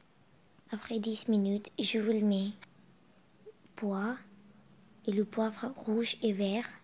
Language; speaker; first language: French; non-native, learner; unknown